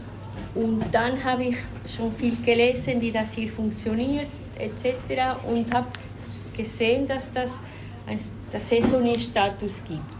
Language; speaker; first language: German; non-native, fluent; Spanish